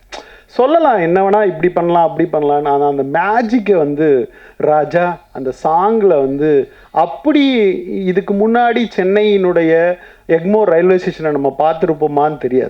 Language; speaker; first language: Tamil; native; Tamil